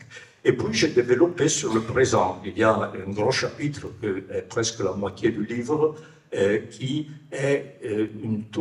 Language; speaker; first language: French; non-native, fluent; Italian